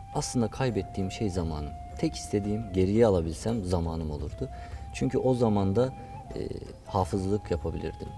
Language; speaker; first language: Turkish; native; Turkish